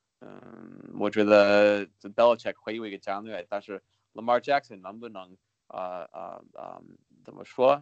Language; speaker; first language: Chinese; early bilingual, heritage; Chinese